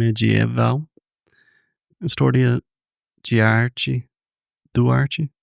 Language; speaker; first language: Portuguese; non-native, fluent; English